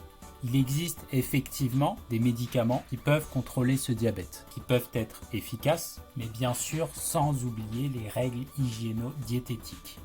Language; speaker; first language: French; native; French